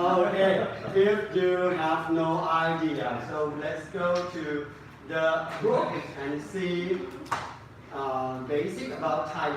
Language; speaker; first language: English; non-native, fluent; Thai